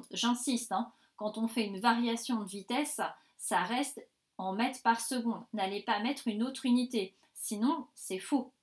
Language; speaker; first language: French; native; French